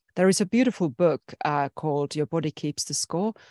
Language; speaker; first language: English; non-native, fluent; Finnish